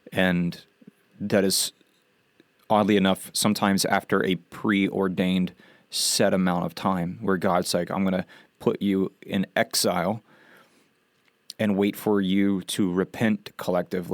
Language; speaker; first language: English; native; English